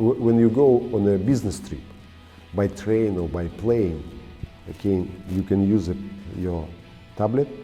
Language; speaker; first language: English; non-native, learner; Russian